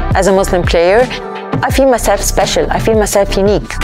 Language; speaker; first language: English; non-native, fluent; Arabic